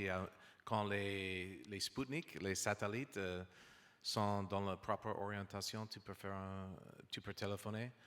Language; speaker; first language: French; non-native, learner; English